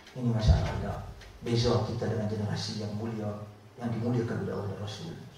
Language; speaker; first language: Malay; native; Malay